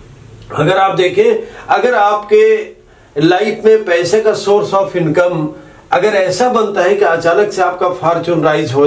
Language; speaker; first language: Hindi; native; Hindi